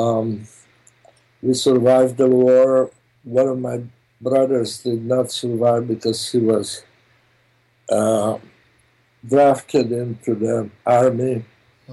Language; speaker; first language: English; non-native, fluent; German